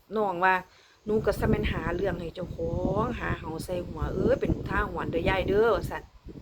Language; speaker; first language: Thai; native; Thai